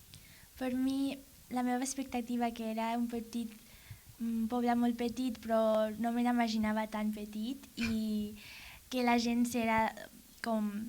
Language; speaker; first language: Catalan; non-native, learner; English